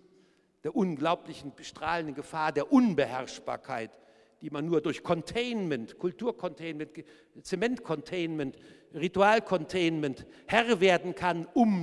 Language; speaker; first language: German; native; German